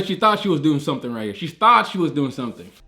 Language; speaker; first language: English; native; English